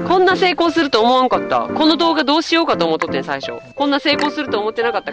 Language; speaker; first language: Japanese; native; Japanese